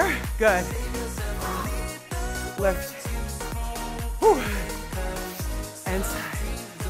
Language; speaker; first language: English; native; English